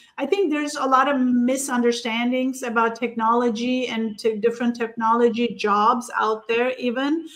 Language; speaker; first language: English; non-native, fluent; Turkish